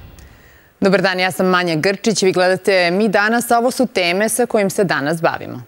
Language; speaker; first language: Serbian; native; Serbian